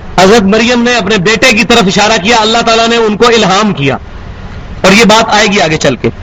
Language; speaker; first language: Urdu; non-native, local second language; Punjabi